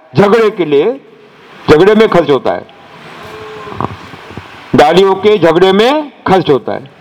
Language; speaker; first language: Hindi; non-native, local second language; Marathi